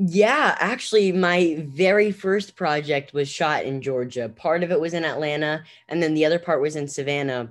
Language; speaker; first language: English; native; English